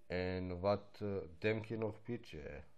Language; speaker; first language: Dutch; non-native, local second language; Albanian